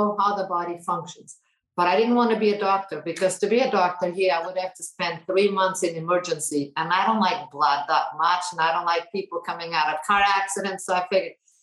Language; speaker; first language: English; non-native, fluent; Portuguese